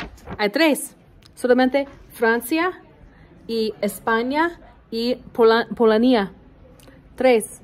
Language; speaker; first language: Spanish; non-native, learner; English